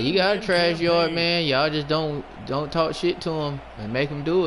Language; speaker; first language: English; native; English